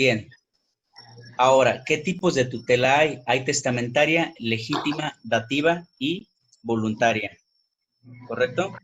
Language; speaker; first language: Spanish; native; Spanish